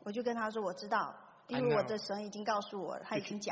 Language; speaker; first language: Chinese; native; Chinese